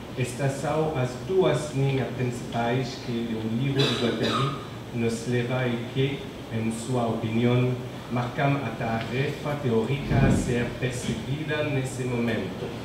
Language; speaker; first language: Portuguese; non-native, learner; French